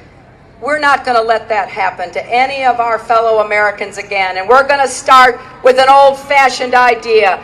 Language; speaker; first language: English; native; English